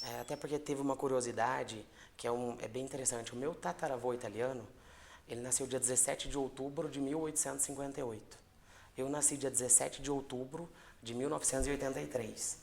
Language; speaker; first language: Portuguese; native; Portuguese